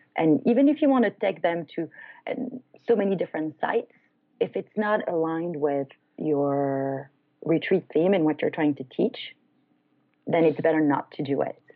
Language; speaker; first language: English; non-native, fluent; French